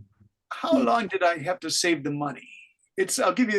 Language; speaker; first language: English; native; English